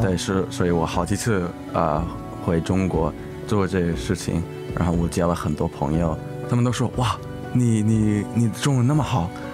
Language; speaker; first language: Chinese; early bilingual, heritage; English